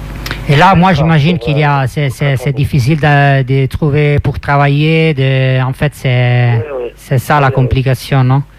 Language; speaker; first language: French; non-native, fluent; Italian